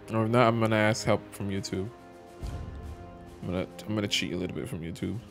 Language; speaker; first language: English; native; English